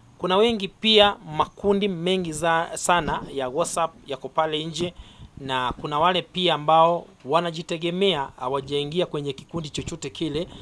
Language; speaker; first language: Swahili; non-native, local second language; Gusii